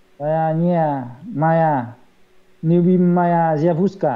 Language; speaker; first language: Russian; non-native, learner; Vietnamese